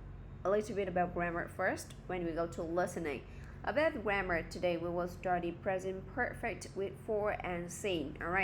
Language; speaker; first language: English; non-native, fluent; Vietnamese